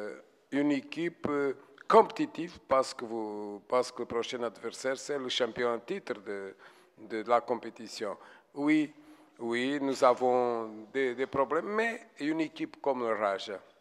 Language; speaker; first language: French; non-native, fluent; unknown